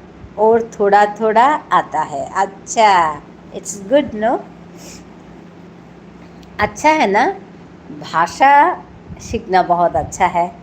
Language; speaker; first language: Hindi; non-native, local second language; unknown